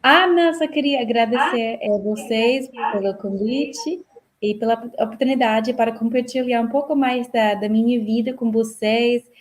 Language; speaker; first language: Portuguese; non-native, fluent; English